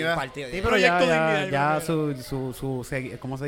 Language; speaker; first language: Spanish; native; Spanish